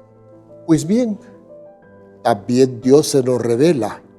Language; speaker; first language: Spanish; native; Spanish